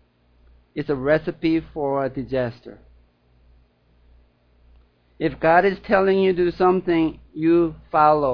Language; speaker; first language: English; non-native, fluent; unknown